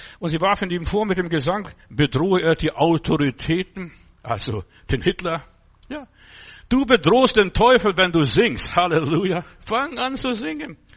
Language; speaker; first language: German; non-native, fluent; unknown